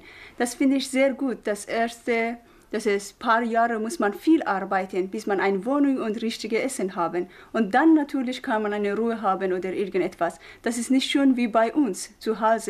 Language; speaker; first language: German; non-native, learner; Persian